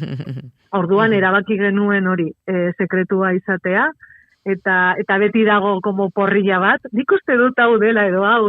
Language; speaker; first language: Basque; non-native, local second language; Spanish